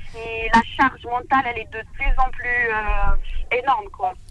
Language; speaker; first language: French; non-native, local second language; Arabic